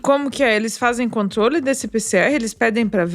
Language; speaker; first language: Portuguese; native; Portuguese